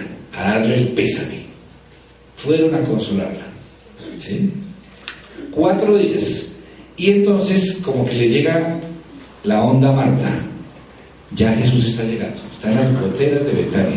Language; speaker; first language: Spanish; native; Spanish